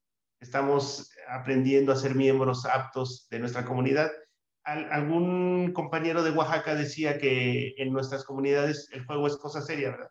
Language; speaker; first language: Spanish; native; Spanish